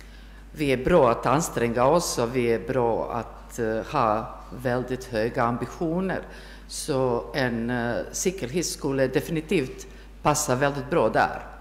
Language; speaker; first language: Swedish; non-native, fluent; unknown